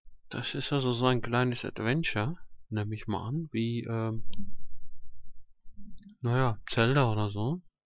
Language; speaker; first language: German; native; German